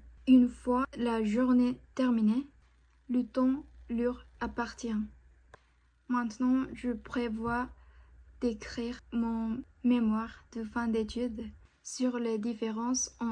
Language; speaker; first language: French; non-native, fluent; Japanese